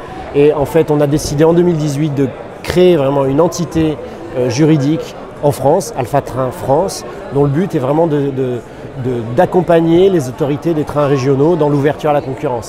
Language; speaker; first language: French; native; French